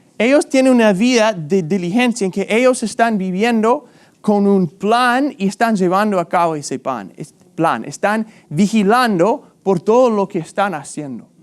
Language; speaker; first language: Spanish; non-native, fluent; English